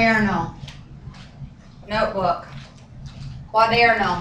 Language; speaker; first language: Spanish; non-native, fluent; English